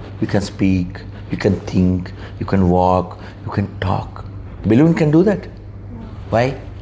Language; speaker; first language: English; non-native, local second language; Telugu